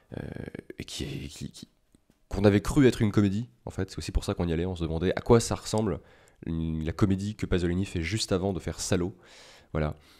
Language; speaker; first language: French; native; French